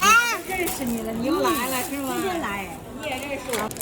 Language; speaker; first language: Chinese; native; Chinese